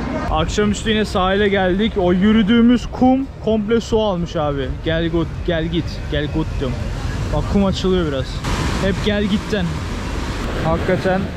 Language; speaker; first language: Turkish; native; Turkish